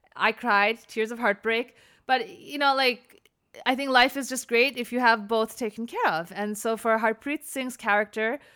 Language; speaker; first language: English; native; English